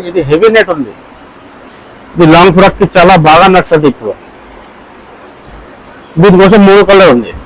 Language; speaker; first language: Telugu; non-native, local second language; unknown